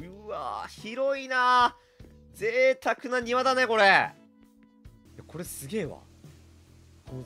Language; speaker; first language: Japanese; native; Japanese